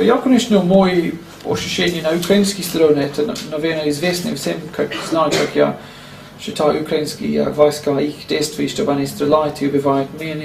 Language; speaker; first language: Russian; non-native, learner; English